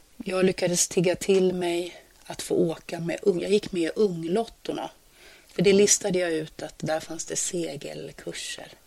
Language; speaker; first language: Swedish; native; Swedish